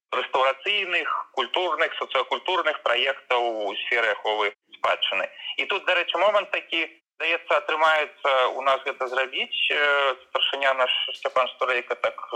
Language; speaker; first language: Belarusian; non-native, local second language; Russian